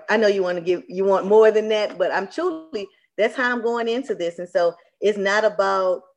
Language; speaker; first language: English; native; English